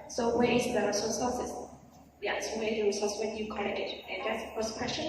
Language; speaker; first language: English; non-native, learner; Vietnamese